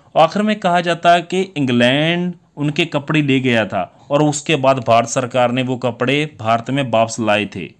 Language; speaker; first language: Hindi; non-native, local second language; Punjabi